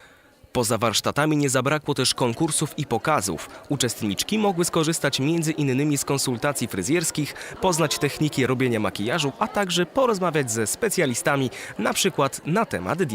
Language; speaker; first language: Polish; native; Polish